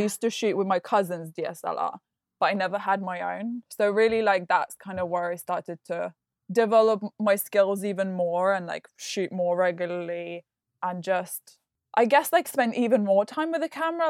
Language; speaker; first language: English; non-native, fluent; Lithuanian